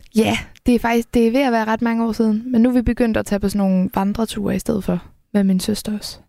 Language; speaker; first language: Danish; native; Danish